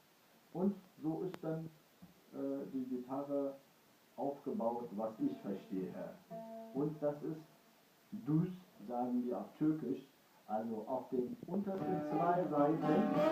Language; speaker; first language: German; early bilingual, other home language; Kurdish